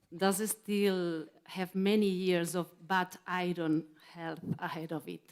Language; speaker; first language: English; non-native, fluent; Catalan